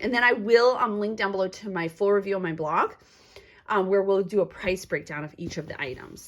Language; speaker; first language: English; native; English